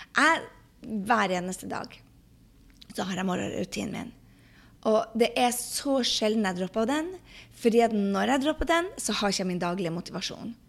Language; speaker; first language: Norwegian; early bilingual, heritage; Norwegian